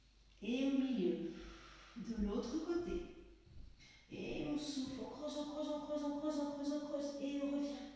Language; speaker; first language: French; native; French